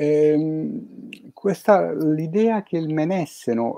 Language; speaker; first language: Italian; non-native, fluent; Portuguese